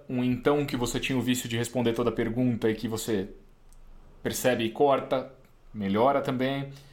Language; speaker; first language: Portuguese; native; Portuguese